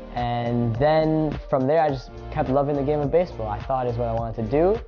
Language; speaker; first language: English; early bilingual, other home language; Hindi